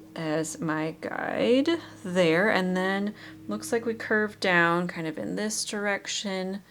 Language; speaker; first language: English; native; English